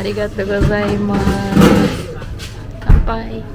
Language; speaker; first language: Japanese; non-native, learner; Korean